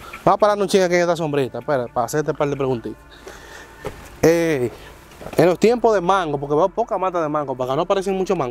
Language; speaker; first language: Spanish; native; Spanish